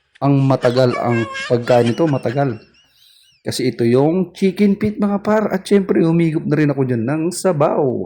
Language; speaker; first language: Filipino; non-native, local second language; Iloko